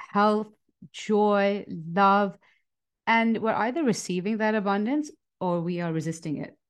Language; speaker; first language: English; non-native, local second language; Hindi